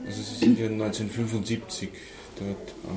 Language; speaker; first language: German; native; German